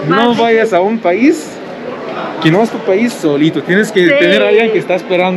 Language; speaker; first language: Spanish; non-native, fluent; Arabic